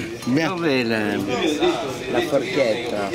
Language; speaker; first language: Italian; non-native, learner; French